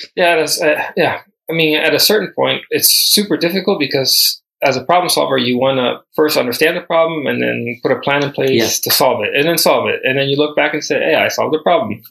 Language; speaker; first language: English; early bilingual, other home language; Spanish